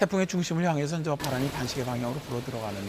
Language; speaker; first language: Korean; native; Korean